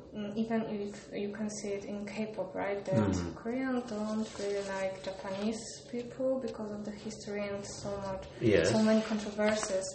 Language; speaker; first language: English; non-native, learner; Polish